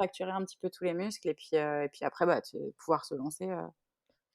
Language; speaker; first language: French; native; French